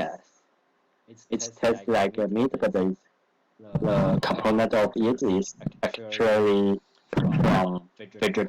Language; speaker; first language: English; non-native, learner; Chinese